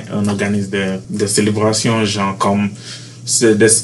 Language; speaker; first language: French; native; French